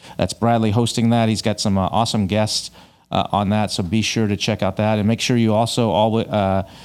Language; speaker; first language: English; native; English